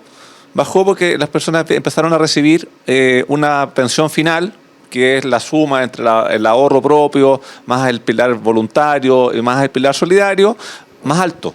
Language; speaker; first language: Spanish; native; Spanish